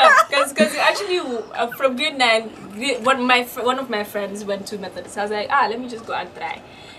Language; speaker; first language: English; non-native, local second language; Wolof